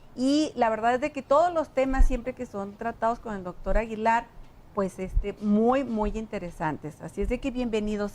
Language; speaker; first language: Spanish; native; Spanish